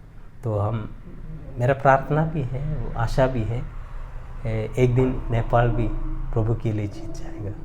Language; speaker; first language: Hindi; non-native, local second language; Malayalam